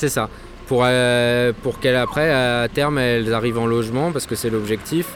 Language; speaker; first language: French; native; French